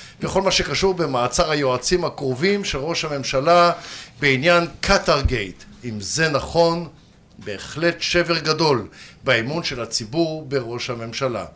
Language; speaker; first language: Hebrew; early bilingual, other home language; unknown